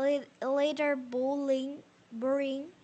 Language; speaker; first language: English; non-native, learner; Korean